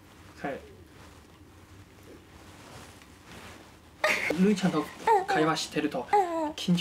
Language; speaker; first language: Japanese; non-native, fluent; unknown